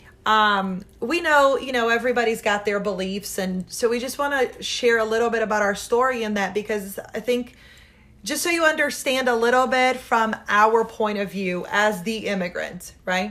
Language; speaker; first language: English; early bilingual, other home language; Portuguese